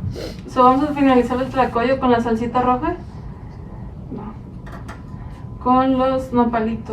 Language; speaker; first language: Spanish; early bilingual, other home language; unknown